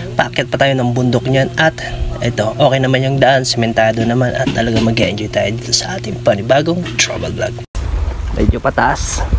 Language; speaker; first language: Filipino; non-native, local second language; Bikol